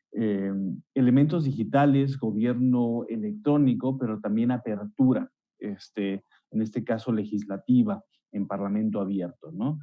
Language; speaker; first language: Spanish; native; Spanish